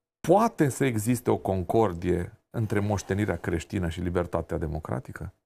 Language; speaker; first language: Romanian; native; Romanian